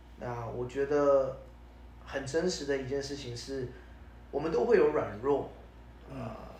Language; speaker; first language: Chinese; early bilingual, heritage; Chinese